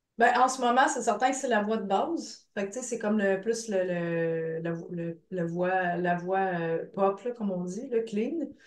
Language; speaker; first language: French; native; French